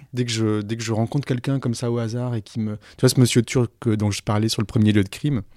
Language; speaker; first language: French; native; French